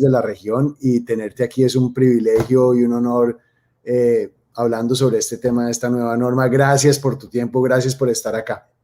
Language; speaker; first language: Spanish; native; Spanish